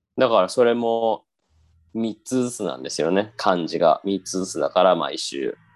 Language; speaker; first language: Japanese; native; Japanese